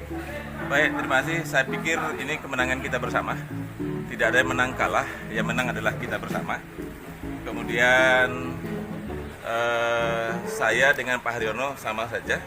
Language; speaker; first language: Indonesian; native; Indonesian